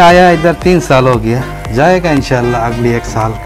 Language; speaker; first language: Hindi; non-native, learner; Bangla